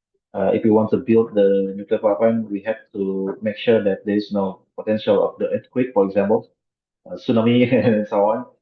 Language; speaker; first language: English; non-native, fluent; Indonesian